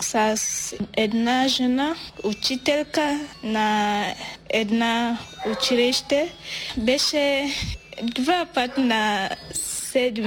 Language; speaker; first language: Bulgarian; non-native, learner; Swahili